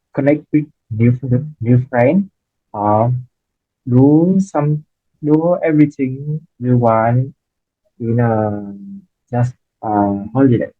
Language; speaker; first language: English; non-native, learner; Vietnamese